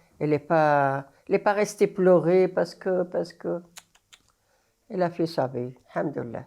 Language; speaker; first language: French; non-native, learner; Arabic